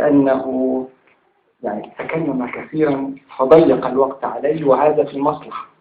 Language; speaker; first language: Arabic; native; Arabic